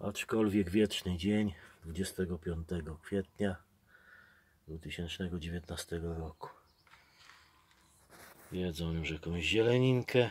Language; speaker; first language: Polish; native; Polish